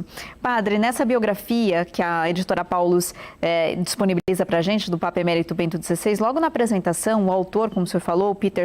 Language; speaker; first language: Portuguese; native; Portuguese